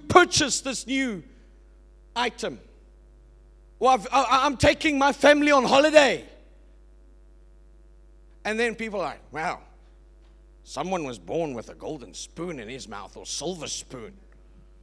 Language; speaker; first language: English; native; English